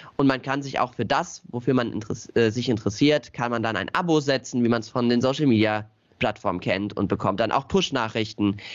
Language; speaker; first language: German; native; German